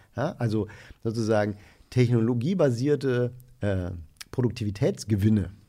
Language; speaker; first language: German; native; German